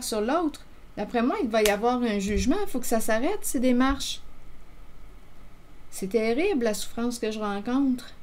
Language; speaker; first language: French; native; French